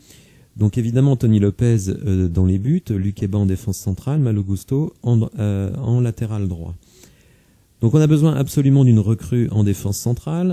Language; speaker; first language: French; native; French